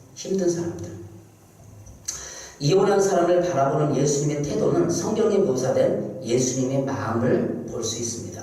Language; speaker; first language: Korean; native; Korean